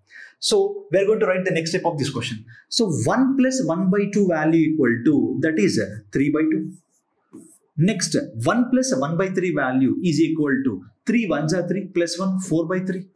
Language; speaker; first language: English; non-native, local second language; Telugu